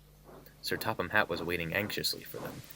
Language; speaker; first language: English; native; English